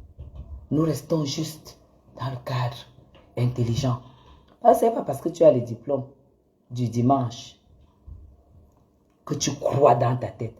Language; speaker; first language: French; native; French